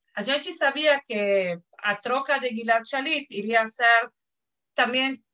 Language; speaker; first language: Portuguese; non-native, fluent; Hebrew